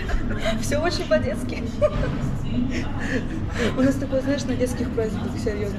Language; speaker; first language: Russian; native; Russian